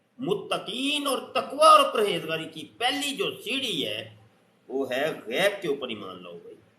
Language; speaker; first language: Urdu; non-native, local second language; Punjabi